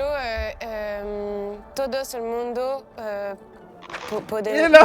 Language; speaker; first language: Spanish; non-native, learner; French